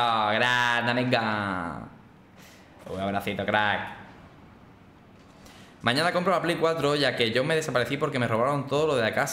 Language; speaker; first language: Spanish; native; Spanish